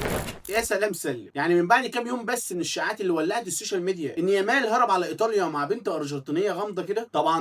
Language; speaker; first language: Arabic; native; Arabic